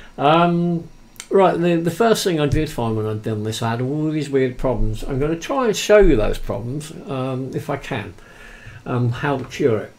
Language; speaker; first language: English; native; English